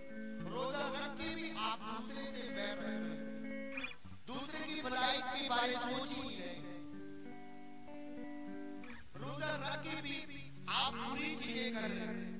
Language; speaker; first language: Hindi; non-native, local second language; Punjabi